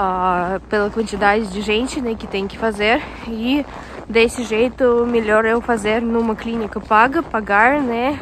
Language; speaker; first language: Portuguese; non-native, fluent; Russian